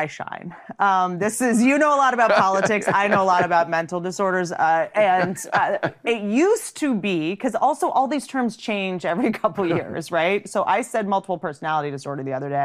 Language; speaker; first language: English; native; English